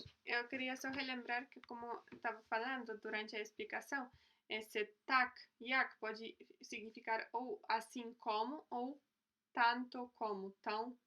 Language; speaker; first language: Portuguese; non-native, fluent; Polish